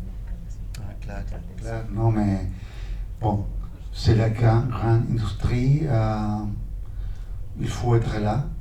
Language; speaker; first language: French; non-native, fluent; Spanish